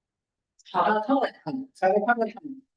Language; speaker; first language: English; native; English